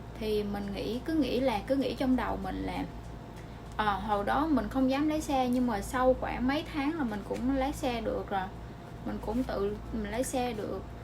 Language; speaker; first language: Vietnamese; native; Vietnamese